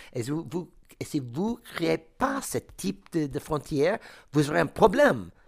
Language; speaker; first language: French; non-native, fluent; English